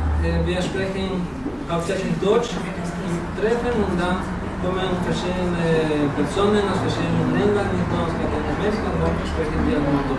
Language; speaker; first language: German; non-native, fluent; Spanish